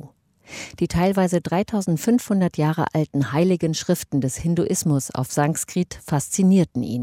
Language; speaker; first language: German; native; German